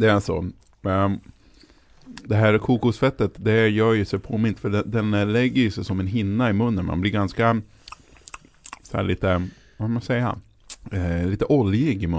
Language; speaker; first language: Swedish; native; Swedish